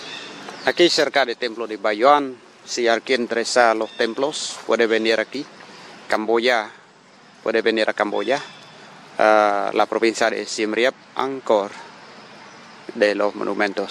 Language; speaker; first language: Spanish; non-native, learner; Khmer